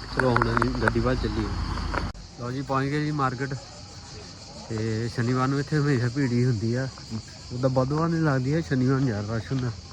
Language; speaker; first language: Punjabi; native; Punjabi